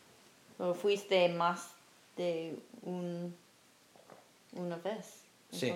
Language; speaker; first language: Spanish; non-native, fluent; English